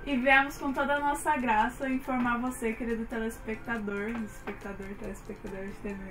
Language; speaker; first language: Portuguese; native; Portuguese